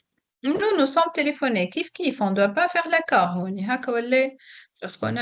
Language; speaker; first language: French; non-native, local second language; Arabic